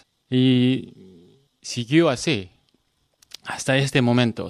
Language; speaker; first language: Spanish; non-native, learner; Korean